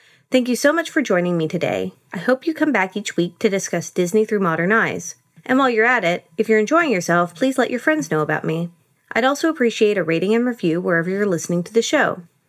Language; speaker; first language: English; native; English